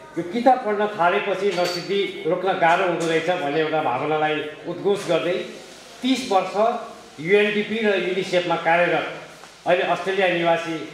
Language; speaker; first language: Nepali; native; Nepali